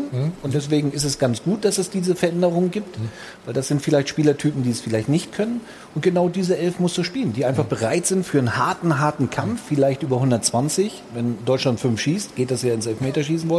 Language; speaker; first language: German; native; German